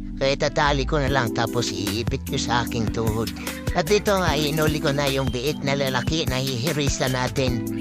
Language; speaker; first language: Filipino; non-native, local second language; Waray